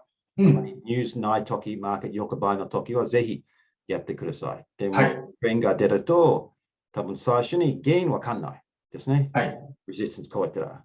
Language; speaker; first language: Japanese; non-native, learner; English